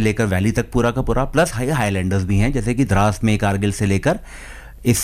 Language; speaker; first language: Hindi; native; Hindi